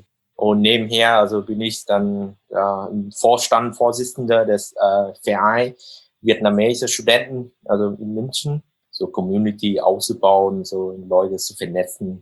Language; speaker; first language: German; non-native, fluent; Vietnamese